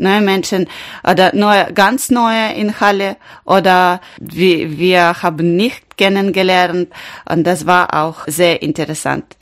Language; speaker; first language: German; non-native, learner; Ukrainian